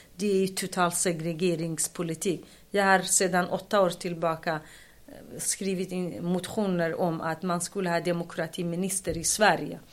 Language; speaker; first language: Swedish; non-native, fluent; Kurdish